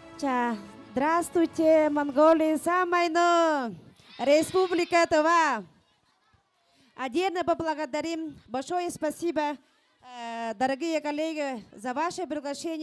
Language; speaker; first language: Russian; non-native, learner; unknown